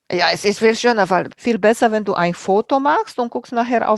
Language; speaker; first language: German; non-native, fluent; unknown